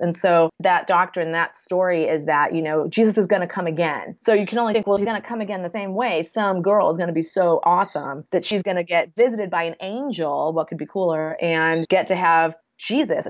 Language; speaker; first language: English; native; English